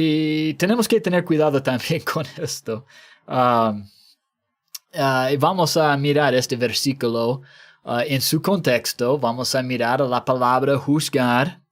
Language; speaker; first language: Spanish; non-native, fluent; English